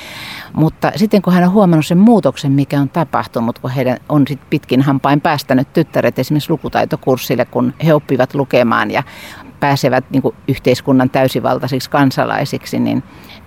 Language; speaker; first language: Finnish; native; Finnish